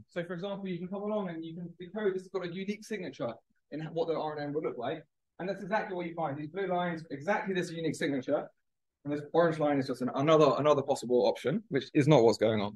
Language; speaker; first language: English; native; English